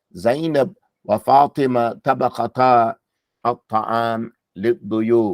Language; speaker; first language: Arabic; non-native, fluent; English